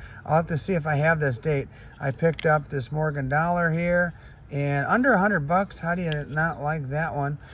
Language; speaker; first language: English; native; English